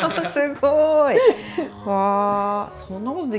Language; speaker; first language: French; non-native, learner; Japanese